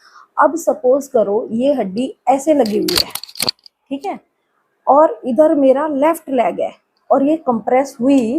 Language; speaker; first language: Hindi; native; Hindi